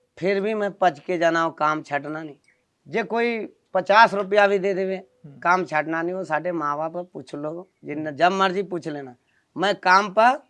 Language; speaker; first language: Punjabi; non-native, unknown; Nepali